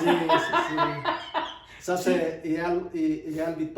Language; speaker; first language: French; non-native, fluent; Spanish